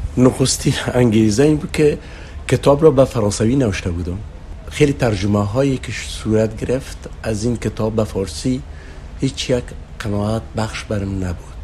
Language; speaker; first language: Persian; native; Persian